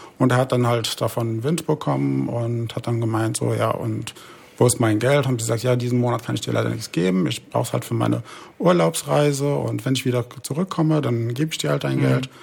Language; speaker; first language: German; early bilingual, other home language; Arabic